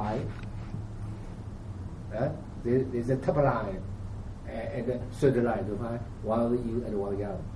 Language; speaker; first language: English; non-native, learner; Chinese